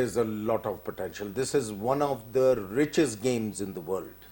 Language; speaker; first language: English; non-native, local second language; Urdu